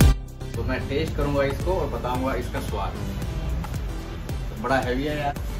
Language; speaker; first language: Hindi; native; Hindi